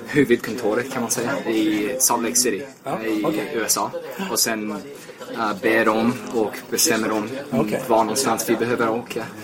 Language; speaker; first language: Swedish; non-native, fluent; English